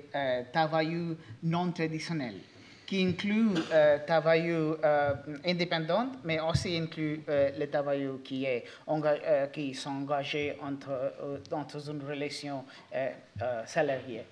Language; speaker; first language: French; non-native, learner; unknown